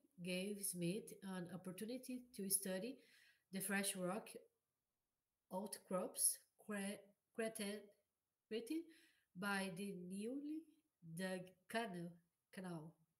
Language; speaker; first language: English; non-native, learner; Portuguese